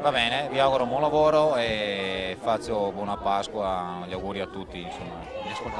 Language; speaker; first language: Italian; native; Italian